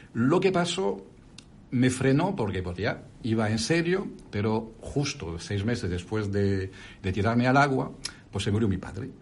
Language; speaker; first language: Spanish; non-native, fluent; French